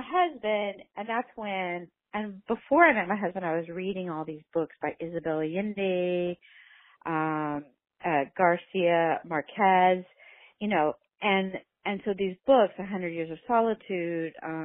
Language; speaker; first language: English; native; English